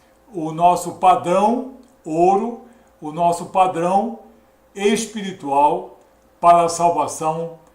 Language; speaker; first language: Portuguese; native; Portuguese